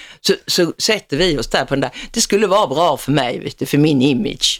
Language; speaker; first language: Swedish; native; Swedish